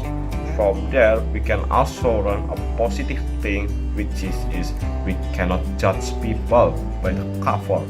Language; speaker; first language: English; non-native, learner; Indonesian